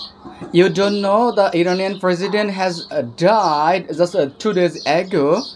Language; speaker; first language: English; non-native, learner; Bangla